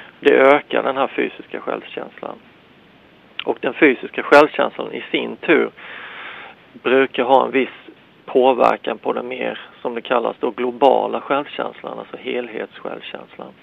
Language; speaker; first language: Swedish; native; Swedish